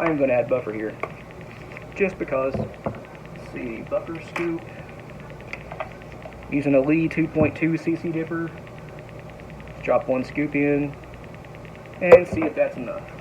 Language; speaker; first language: English; native; English